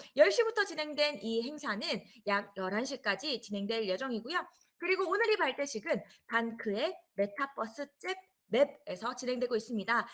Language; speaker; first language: Korean; native; Korean